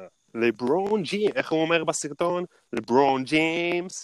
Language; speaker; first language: Hebrew; native; Hebrew